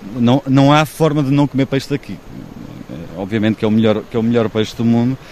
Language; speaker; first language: Portuguese; native; Portuguese